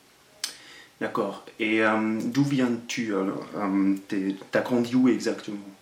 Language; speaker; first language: French; non-native, local second language; German